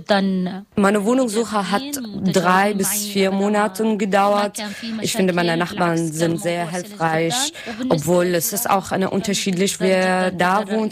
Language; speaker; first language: German; non-native, learner; Arabic